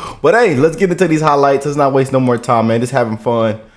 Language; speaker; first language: English; native; English